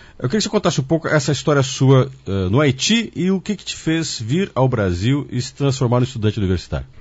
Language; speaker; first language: Portuguese; native; Portuguese